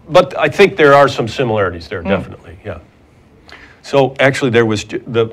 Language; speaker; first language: English; native; English